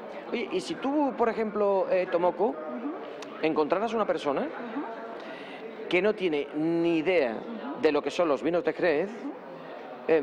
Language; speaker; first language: Spanish; native; Spanish